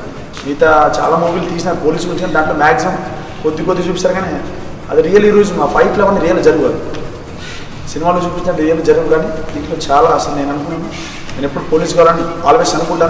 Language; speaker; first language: Telugu; native; Telugu